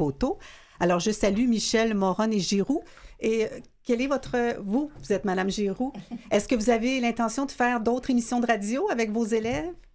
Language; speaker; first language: French; native; French